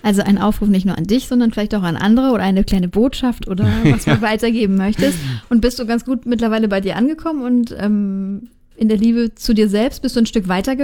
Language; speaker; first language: German; native; German